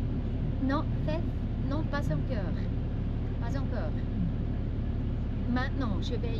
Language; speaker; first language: French; non-native, local second language; German